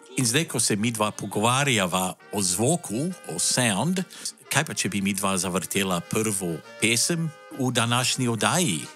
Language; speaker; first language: Slovenian; early bilingual, heritage; Slovenian